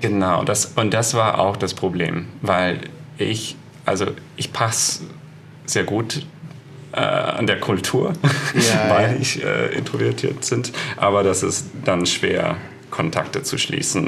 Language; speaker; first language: German; non-native, fluent; English